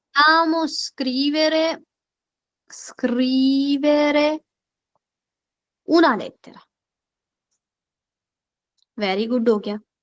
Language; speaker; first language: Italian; non-native, fluent; Urdu